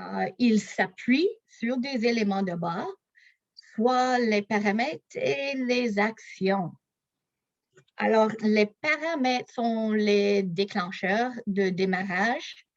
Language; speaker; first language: French; non-native, local second language; English